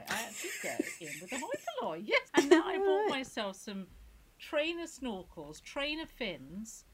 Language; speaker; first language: English; native; English